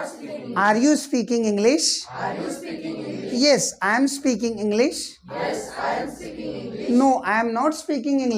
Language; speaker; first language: English; non-native, local second language; Marathi